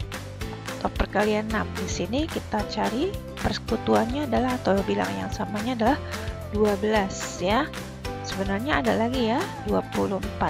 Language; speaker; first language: Indonesian; native; Indonesian